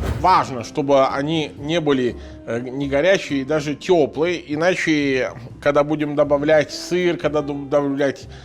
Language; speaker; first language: Russian; non-native, fluent; Italian